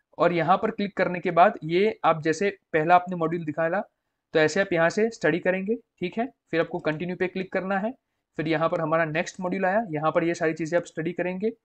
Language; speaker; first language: Hindi; non-native, local second language; Gujarati